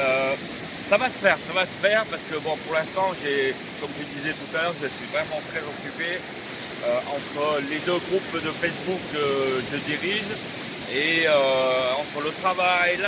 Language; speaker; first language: French; early bilingual, other home language; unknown